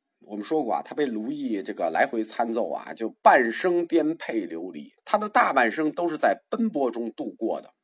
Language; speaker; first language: Chinese; native; Chinese